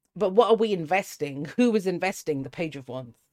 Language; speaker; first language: English; native; English